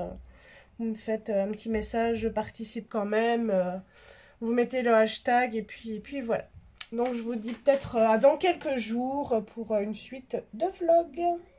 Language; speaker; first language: French; native; French